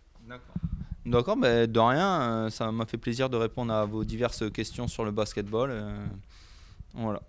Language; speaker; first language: French; native; French